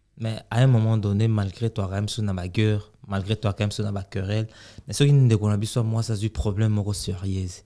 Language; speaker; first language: French; non-native, local second language; Lingala